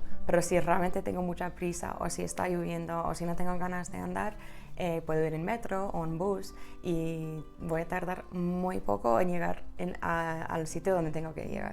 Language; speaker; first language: Spanish; non-native, fluent; English